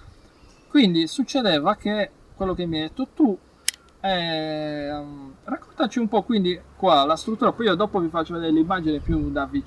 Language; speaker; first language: Italian; native; Italian